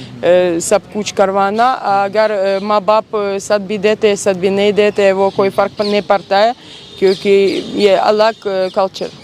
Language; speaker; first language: Hindi; non-native, learner; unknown